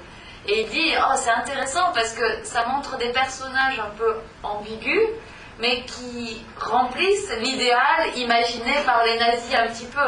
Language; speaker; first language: French; native; French